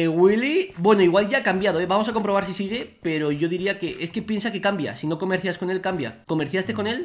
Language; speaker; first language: Spanish; native; Spanish